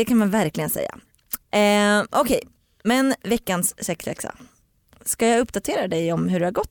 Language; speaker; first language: Swedish; native; Swedish